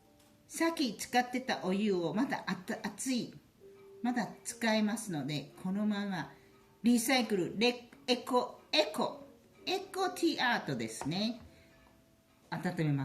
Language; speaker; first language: Japanese; non-native, fluent; Chinese